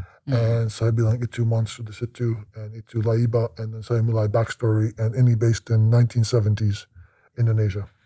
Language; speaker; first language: Indonesian; non-native, learner; English